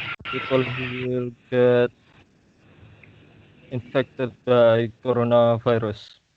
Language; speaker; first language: English; non-native, learner; Indonesian